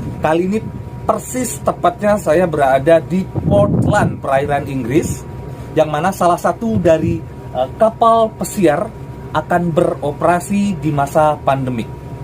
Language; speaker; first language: Indonesian; native; Indonesian